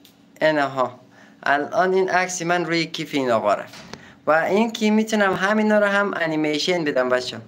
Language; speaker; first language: Persian; native; Persian